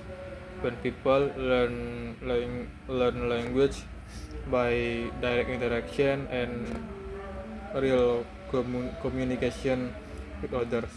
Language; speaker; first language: English; non-native, learner; Indonesian